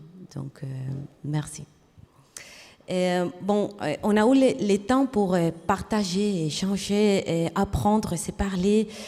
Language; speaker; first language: French; non-native, fluent; Spanish